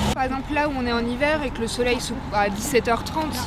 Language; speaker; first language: French; native; French